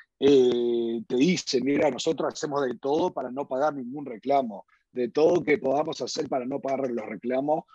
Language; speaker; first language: Spanish; early bilingual, heritage; Spanish